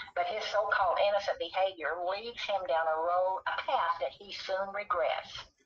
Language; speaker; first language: English; native; English